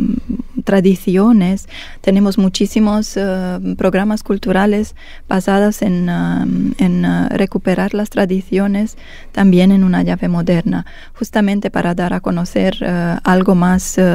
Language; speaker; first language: Spanish; non-native, fluent; Romanian